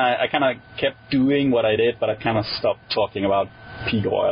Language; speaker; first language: English; non-native, fluent; Danish